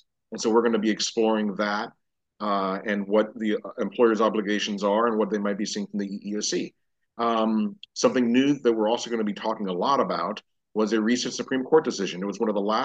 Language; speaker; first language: English; native; English